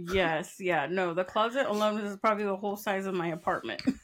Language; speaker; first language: English; early bilingual, other home language; Spanish